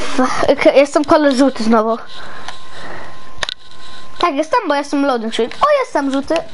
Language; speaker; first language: Polish; early bilingual, heritage; Polish